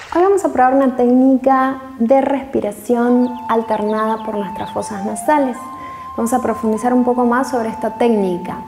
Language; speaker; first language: Spanish; native; Spanish